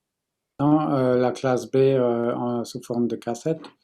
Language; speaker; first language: French; non-native, fluent; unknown